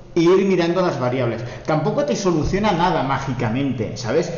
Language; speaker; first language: Spanish; non-native, local second language; Catalan